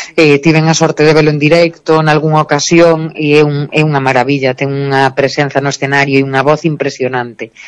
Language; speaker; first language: Galician; native; Galician